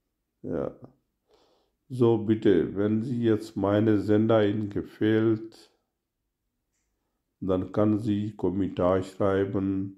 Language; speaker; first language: German; non-native, learner; Urdu